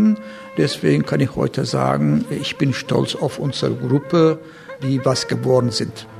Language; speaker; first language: German; non-native, fluent; Turkish